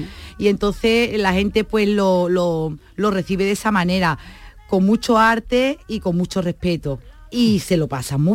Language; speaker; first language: Spanish; native; Spanish